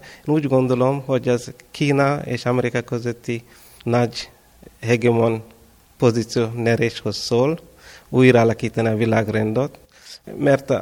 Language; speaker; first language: Hungarian; non-native, fluent; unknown